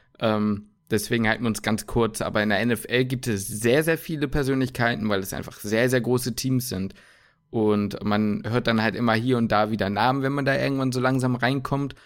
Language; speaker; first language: German; native; German